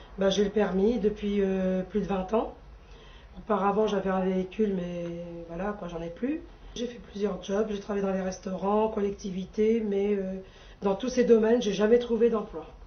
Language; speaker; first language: French; native; French